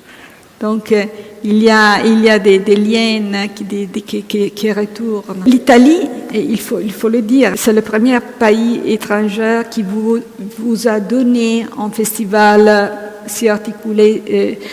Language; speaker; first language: French; non-native, fluent; Italian